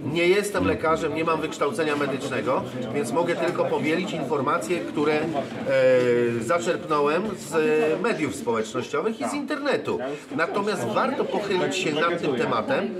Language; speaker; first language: Polish; native; Polish